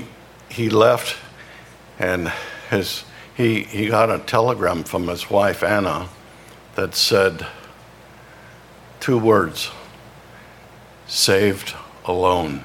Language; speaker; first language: English; native; English